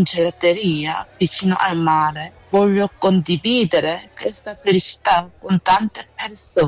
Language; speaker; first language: Italian; non-native, learner; Korean